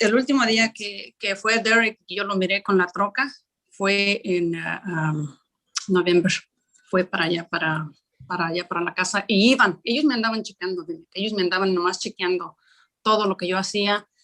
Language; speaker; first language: Spanish; native; Spanish